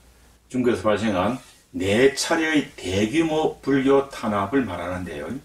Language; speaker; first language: Korean; native; Korean